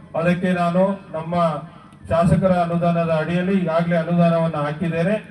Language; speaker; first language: Kannada; native; Kannada